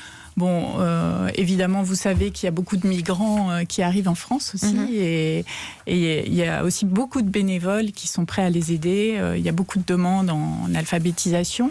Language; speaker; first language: French; native; French